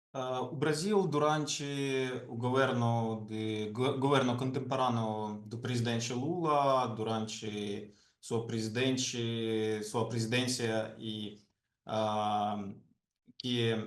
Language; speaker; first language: Portuguese; non-native, fluent; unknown